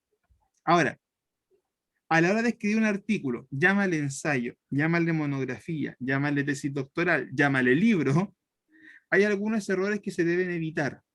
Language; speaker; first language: Spanish; native; Spanish